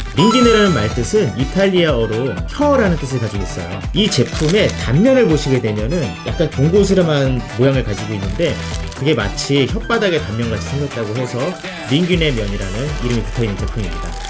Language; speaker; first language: Korean; non-native, fluent; Italian